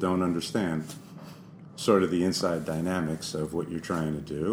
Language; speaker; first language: English; native; English